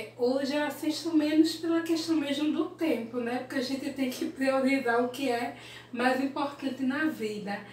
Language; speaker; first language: Portuguese; early bilingual, other home language; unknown